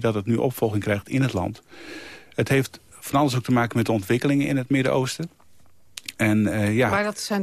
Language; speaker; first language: Dutch; native; Dutch